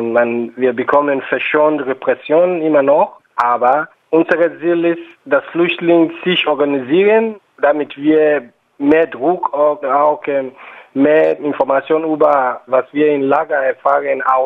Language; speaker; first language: German; non-native, fluent; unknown